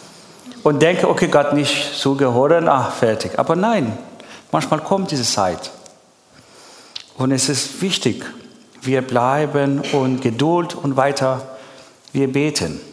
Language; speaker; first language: German; non-native, learner; Persian